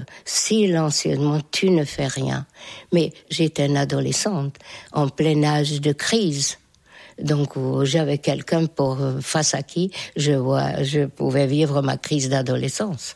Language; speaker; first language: French; non-native, fluent; Hungarian